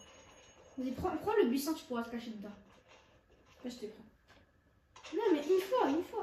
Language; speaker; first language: French; native; French